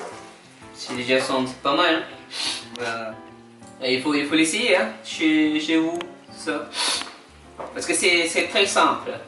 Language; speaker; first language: French; non-native, learner; Malay